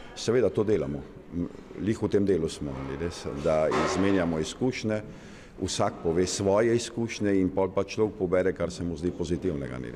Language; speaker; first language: Slovenian; early bilingual, heritage; Slovenian